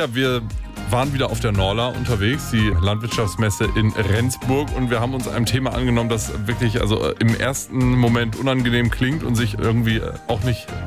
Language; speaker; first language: German; native; German